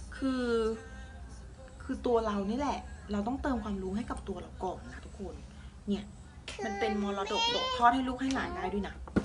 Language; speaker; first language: Thai; native; Thai